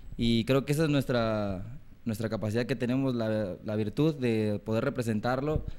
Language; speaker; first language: Spanish; native; Spanish